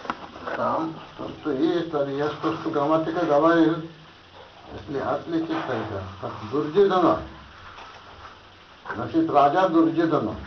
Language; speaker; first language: Russian; non-native, learner; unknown